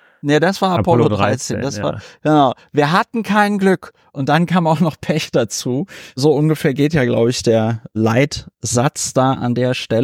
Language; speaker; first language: German; native; German